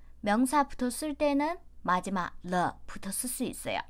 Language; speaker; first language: Korean; non-native, fluent; Chinese